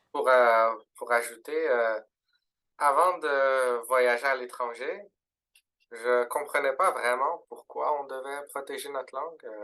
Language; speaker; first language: French; early bilingual, other home language; Arabic